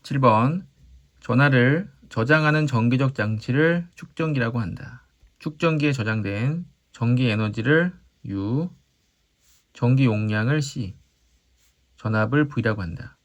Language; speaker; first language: Korean; native; Korean